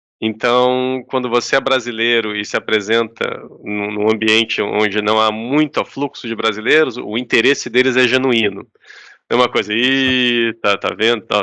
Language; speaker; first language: Portuguese; native; Portuguese